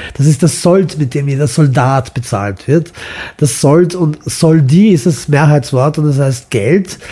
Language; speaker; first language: German; early bilingual, other home language; Croatian